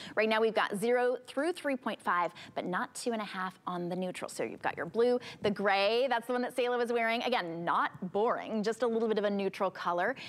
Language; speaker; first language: English; native; English